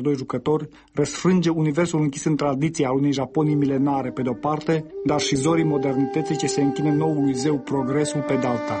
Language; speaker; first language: Romanian; native; Romanian